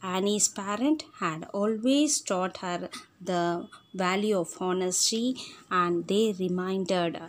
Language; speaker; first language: English; non-native, local second language; Tamil